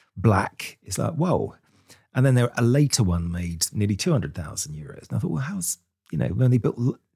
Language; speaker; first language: English; native; English